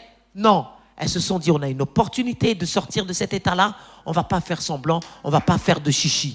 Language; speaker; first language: French; native; French